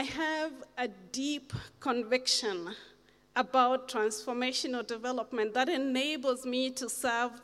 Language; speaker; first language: English; non-native, local second language; Kamba